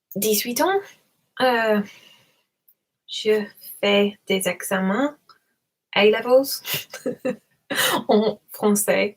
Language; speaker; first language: French; non-native, learner; English